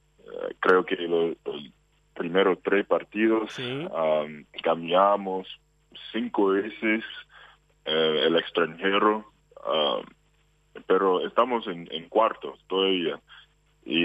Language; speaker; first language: Spanish; non-native, fluent; English